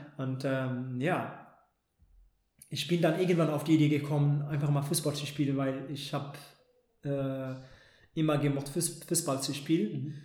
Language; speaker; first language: German; non-native, fluent; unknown